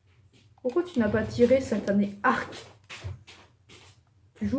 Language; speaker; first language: French; native; French